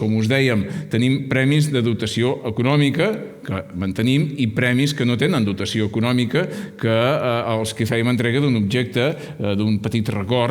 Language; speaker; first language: Catalan; native; Catalan